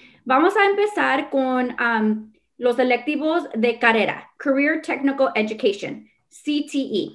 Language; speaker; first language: Spanish; early bilingual, other home language; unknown